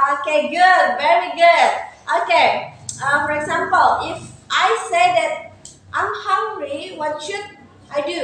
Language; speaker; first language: English; non-native, learner; Indonesian